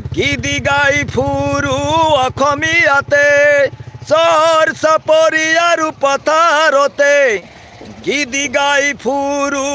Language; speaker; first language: Assamese; non-native, local second language; Bangla